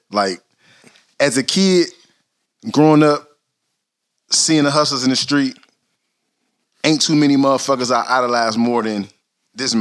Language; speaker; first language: English; native; English